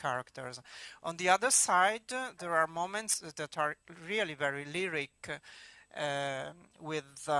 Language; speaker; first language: English; non-native, fluent; Italian